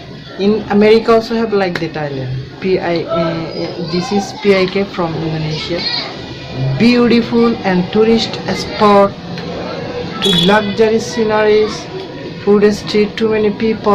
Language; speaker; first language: English; non-native, learner; Bangla